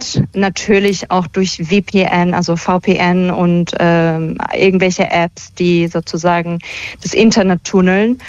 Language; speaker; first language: German; early bilingual, other home language; Persian